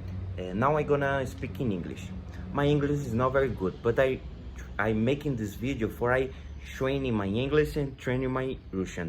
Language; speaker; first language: English; non-native, learner; Portuguese